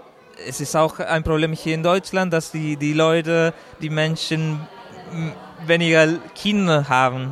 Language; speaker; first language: German; non-native, learner; Spanish